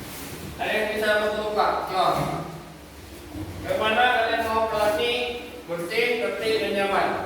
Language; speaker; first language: Indonesian; native; Indonesian